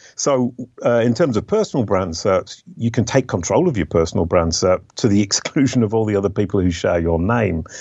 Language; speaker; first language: English; native; English